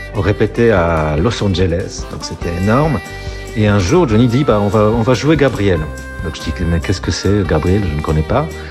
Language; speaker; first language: French; non-native, fluent; Polish